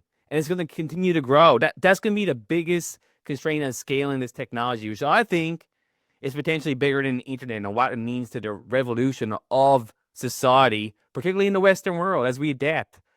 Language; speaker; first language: English; native; English